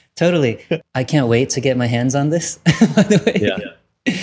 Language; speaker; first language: English; early bilingual, other home language; Vietnamese